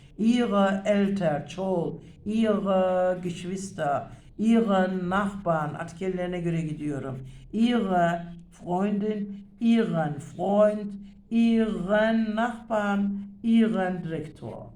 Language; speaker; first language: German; non-native, fluent; Turkish